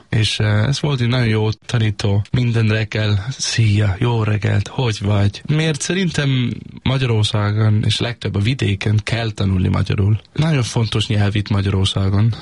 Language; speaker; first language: Hungarian; non-native, learner; Danish